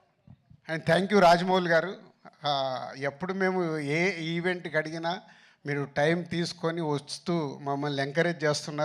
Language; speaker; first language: Telugu; native; Telugu